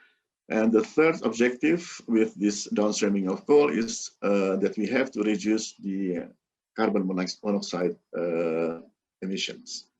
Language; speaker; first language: English; non-native, learner; Indonesian